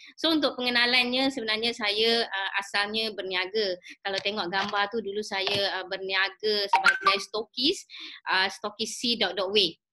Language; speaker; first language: Malay; native; Malay